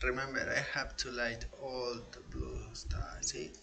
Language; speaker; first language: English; non-native, learner; Spanish